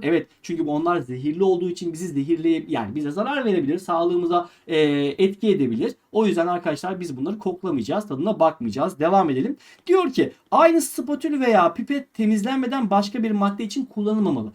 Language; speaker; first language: Turkish; native; Turkish